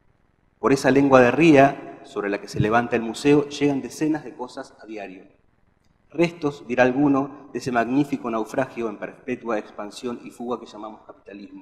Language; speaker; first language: Spanish; native; Spanish